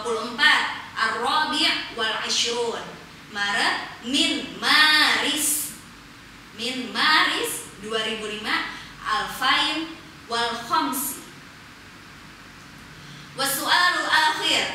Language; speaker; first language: Arabic; non-native, fluent; Indonesian